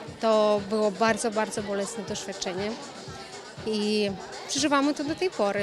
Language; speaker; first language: Polish; non-native, fluent; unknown